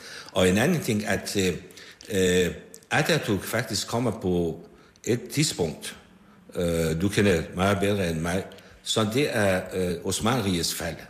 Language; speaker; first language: Danish; non-native, fluent; Persian